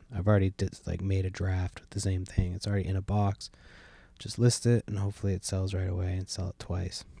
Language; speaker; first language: English; native; English